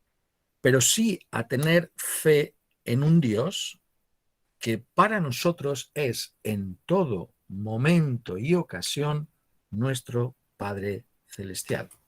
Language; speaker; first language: Spanish; native; Spanish